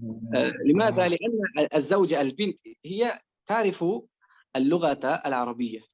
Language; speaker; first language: Arabic; non-native, fluent; Persian